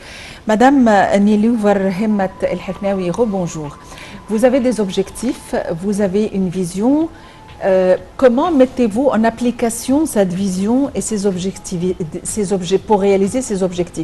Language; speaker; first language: French; non-native, local second language; Arabic